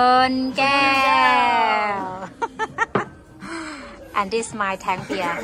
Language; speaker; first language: English; non-native, learner; Thai